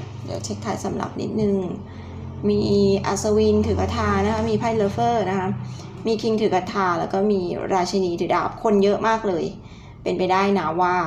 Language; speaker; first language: Thai; native; Thai